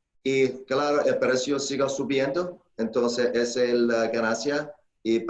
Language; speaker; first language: Spanish; non-native, learner; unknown